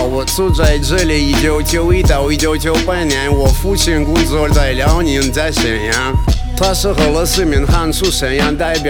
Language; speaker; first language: Chinese; non-native, learner; Russian